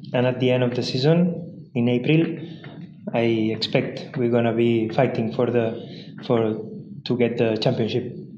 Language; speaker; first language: English; non-native, fluent; Spanish